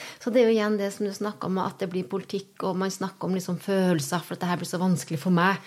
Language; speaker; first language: Norwegian; native; Norwegian